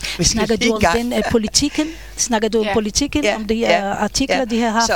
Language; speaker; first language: Danish; non-native, fluent; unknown